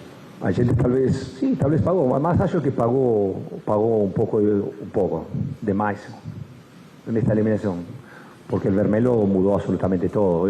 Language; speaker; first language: Portuguese; non-native, fluent; Spanish